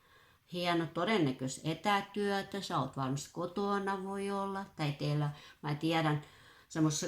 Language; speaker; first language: Finnish; non-native, fluent; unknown